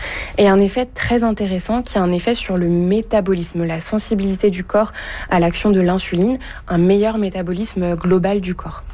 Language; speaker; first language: French; native; French